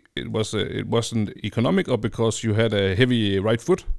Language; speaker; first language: English; non-native, fluent; Danish